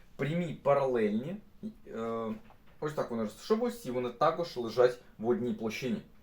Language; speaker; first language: Ukrainian; non-native, local second language; Russian